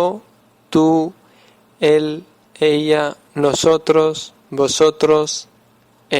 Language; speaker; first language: Spanish; non-native, fluent; Urdu